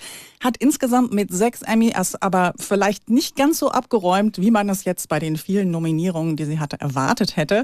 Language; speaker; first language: German; native; German